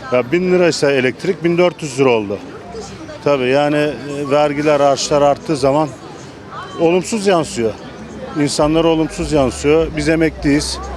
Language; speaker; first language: Turkish; native; Turkish